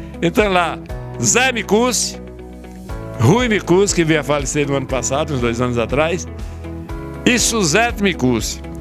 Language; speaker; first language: Portuguese; early bilingual, other home language; Italian